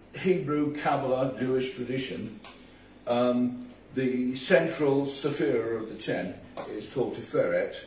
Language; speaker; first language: English; native; English